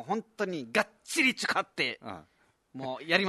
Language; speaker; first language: Japanese; non-native, fluent; Nepali